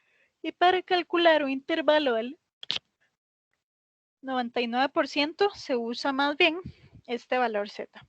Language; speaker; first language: Spanish; native; Spanish